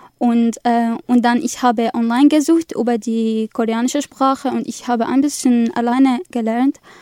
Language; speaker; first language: German; non-native, learner; Arabic